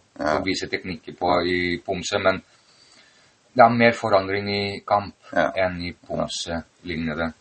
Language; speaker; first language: Norwegian; non-native, fluent; Greek